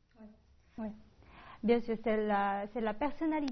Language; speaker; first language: French; non-native, fluent; Chinese